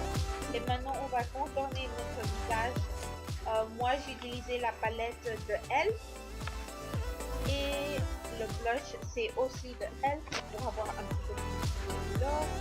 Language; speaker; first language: French; non-native, learner; Spanish